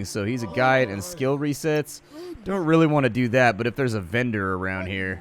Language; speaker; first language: English; native; English